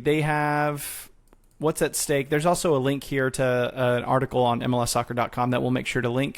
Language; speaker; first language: English; native; English